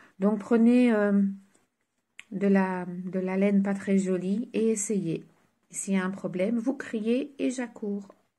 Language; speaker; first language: French; native; French